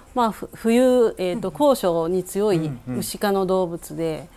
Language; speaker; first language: Japanese; native; Japanese